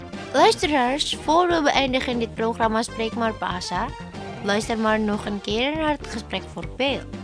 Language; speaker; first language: Dutch; non-native, learner; Indonesian